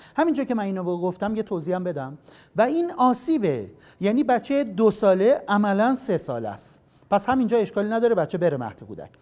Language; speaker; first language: Persian; native; Persian